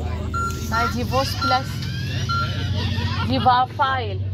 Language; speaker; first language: Danish; non-native, learner; Arabic